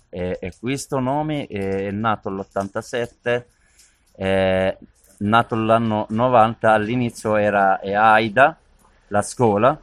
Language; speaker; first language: Italian; non-native, learner; Arabic